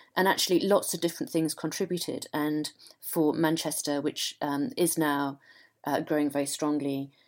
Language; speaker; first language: English; native; English